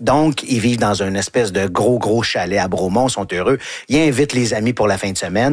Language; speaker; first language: French; native; French